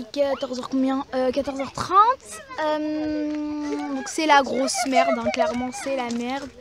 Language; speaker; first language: French; native; French